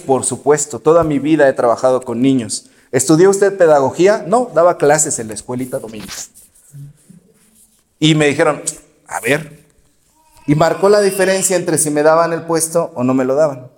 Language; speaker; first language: Spanish; native; Spanish